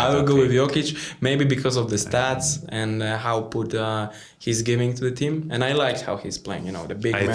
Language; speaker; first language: English; non-native, learner; Polish